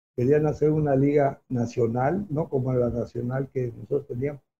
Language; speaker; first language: Spanish; native; Spanish